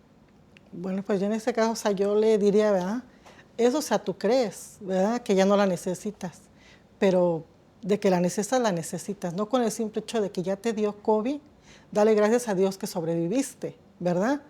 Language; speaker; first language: Spanish; native; Spanish